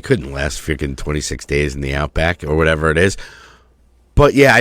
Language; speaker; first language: English; native; English